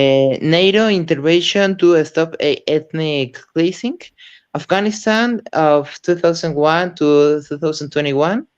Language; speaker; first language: English; non-native, learner; Spanish